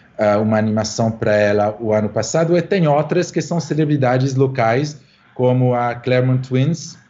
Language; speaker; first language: Portuguese; non-native, fluent; French